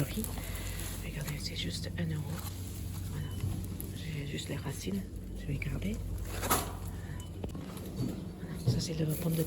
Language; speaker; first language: French; non-native, learner; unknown